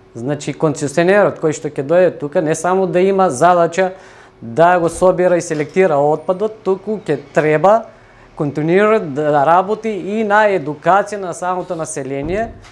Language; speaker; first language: Macedonian; native; Macedonian